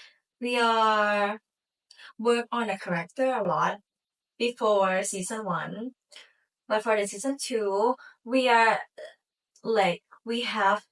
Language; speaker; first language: English; non-native, learner; Thai